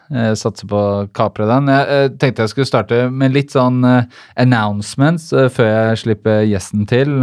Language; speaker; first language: Norwegian; native; Norwegian